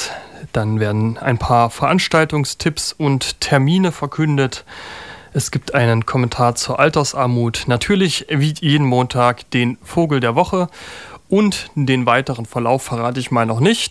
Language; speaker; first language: German; native; German